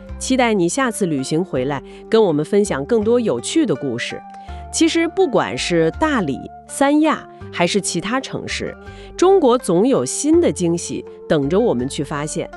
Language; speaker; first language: Chinese; native; Chinese